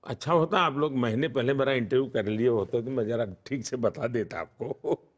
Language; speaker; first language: Hindi; non-native, local second language; Gujarati